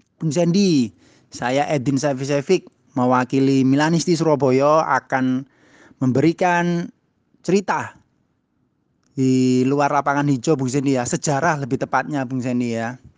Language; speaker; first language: Indonesian; native; Indonesian